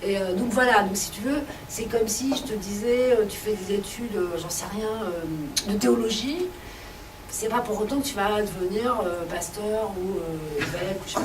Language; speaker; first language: French; native; French